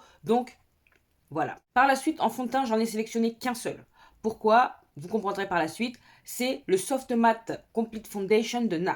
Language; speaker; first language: French; native; French